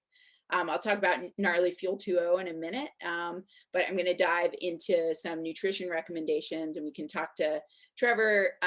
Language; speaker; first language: English; native; English